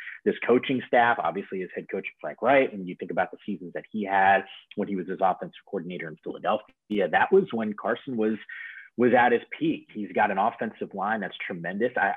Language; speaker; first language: English; native; English